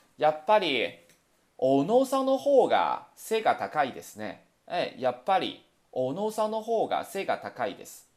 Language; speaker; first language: Japanese; non-native, fluent; Chinese